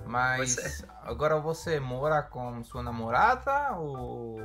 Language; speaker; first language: Portuguese; non-native, fluent; Spanish